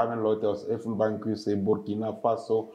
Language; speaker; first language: German; non-native, fluent; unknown